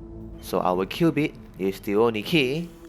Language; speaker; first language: English; non-native, learner; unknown